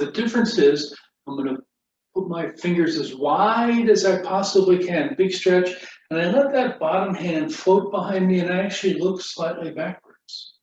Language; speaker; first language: English; native; English